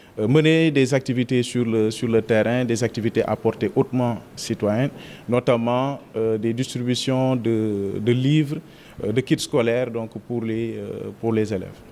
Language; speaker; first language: French; non-native, local second language; Wolof